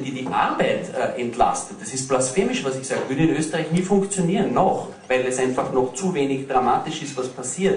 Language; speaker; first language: German; native; German